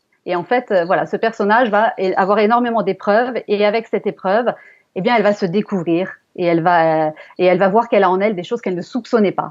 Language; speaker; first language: French; native; French